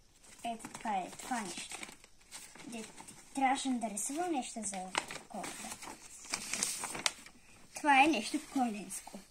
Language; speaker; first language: Bulgarian; early bilingual, heritage; Bulgarian